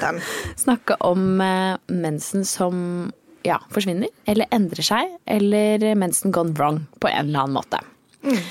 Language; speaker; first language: Norwegian; native; Norwegian